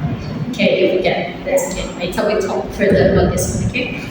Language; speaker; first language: English; non-native, fluent; Indonesian